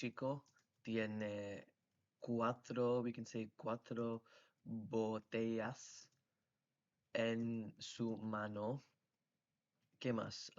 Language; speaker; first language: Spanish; non-native, fluent; English